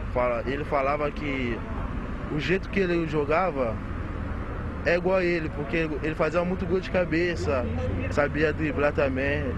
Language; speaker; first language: Portuguese; non-native, fluent; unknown